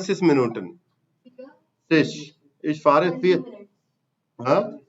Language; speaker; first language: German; non-native, fluent; Hindi